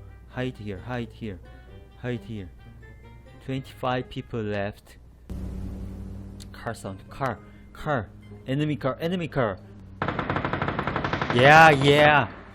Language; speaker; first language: English; non-native, learner; Korean